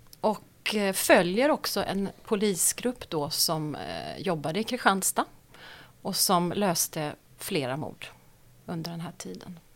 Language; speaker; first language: Swedish; native; Swedish